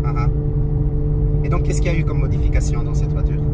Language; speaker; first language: French; native; French